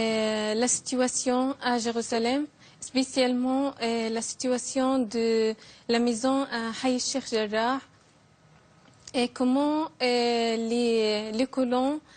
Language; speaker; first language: French; non-native, learner; Arabic